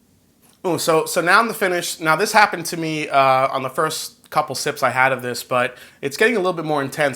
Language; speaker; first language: English; native; English